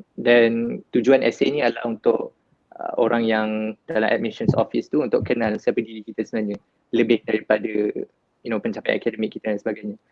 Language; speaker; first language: Malay; native; Malay